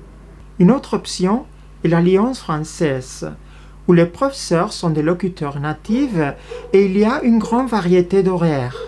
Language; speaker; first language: French; non-native, fluent; Spanish